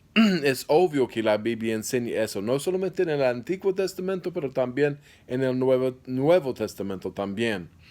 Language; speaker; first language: Spanish; non-native, fluent; English